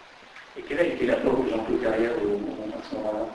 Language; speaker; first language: French; native; French